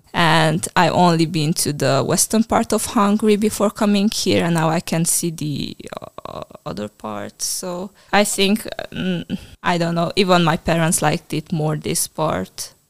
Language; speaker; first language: English; non-native, fluent; Hungarian